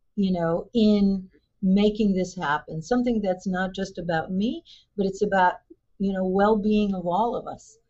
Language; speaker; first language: English; early bilingual, other home language; Spanish